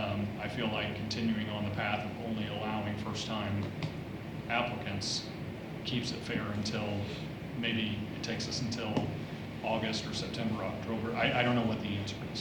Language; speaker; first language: English; native; English